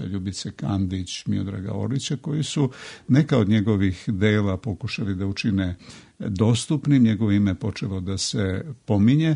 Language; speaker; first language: Serbian; native; Serbian